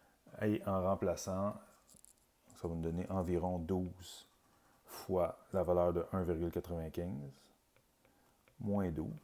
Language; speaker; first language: French; native; French